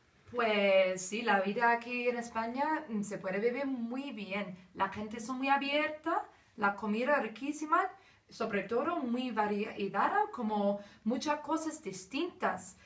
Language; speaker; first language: Spanish; non-native, fluent; English